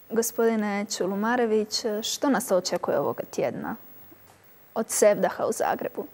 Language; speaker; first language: Croatian; native; Croatian